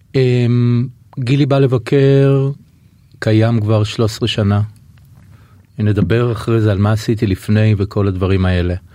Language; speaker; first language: Hebrew; native; Hebrew